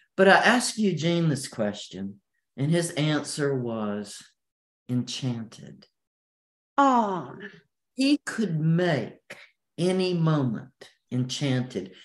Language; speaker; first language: English; native; English